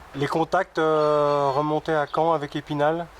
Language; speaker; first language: French; native; French